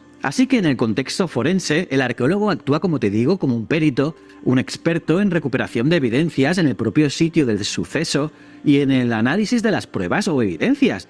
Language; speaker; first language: Spanish; native; Spanish